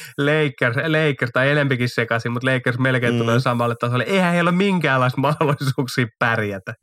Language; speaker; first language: Finnish; native; Finnish